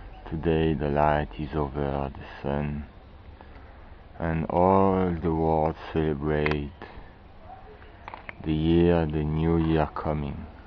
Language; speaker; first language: English; non-native, learner; French